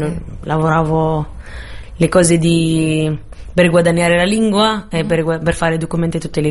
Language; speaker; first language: Italian; non-native, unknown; Arabic